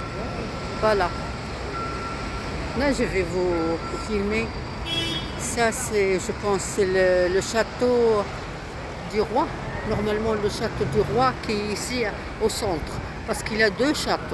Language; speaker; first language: French; non-native, local second language; Arabic